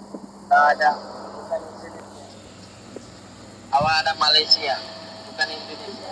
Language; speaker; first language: Malay; non-native, learner; Bangla